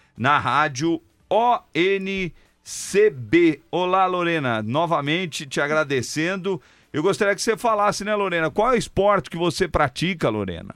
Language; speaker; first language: Portuguese; native; Portuguese